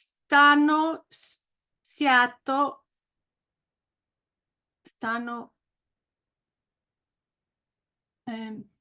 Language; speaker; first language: Italian; non-native, learner; English